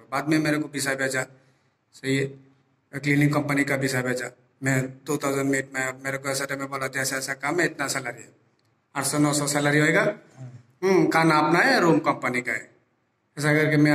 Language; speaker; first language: Hindi; non-native, learner; Bangla